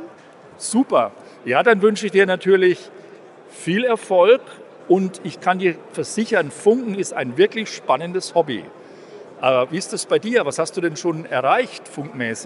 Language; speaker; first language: German; native; German